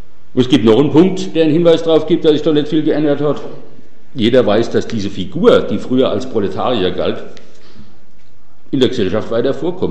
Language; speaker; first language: German; native; German